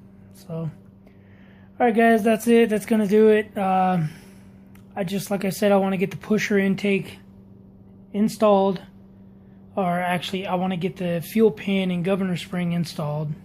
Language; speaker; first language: English; native; English